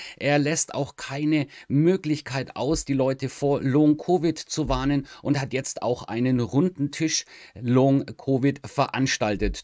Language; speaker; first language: German; native; German